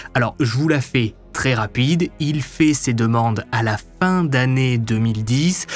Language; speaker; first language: French; native; French